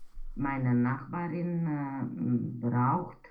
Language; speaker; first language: German; non-native, learner; Romanian